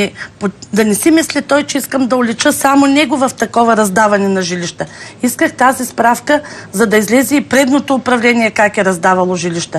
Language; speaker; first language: Bulgarian; native; Bulgarian